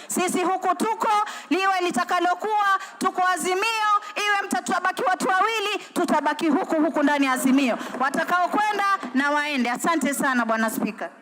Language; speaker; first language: Swahili; native; Swahili